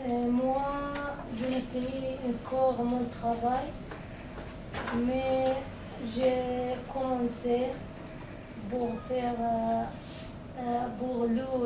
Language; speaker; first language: French; non-native, learner; Arabic